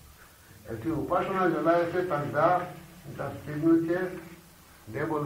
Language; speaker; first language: Russian; non-native, learner; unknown